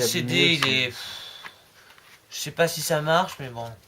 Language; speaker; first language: French; native; French